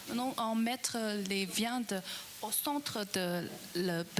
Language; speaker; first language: French; non-native, learner; Chinese